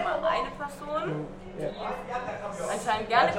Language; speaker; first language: German; native; German